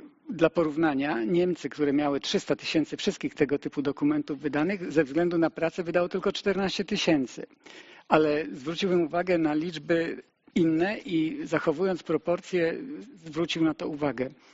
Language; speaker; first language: Polish; native; Polish